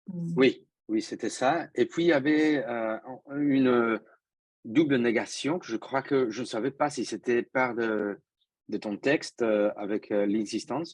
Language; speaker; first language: French; non-native, fluent; Spanish